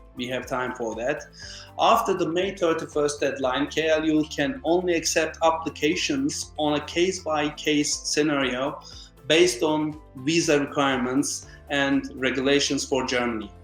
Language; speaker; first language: English; non-native, fluent; Turkish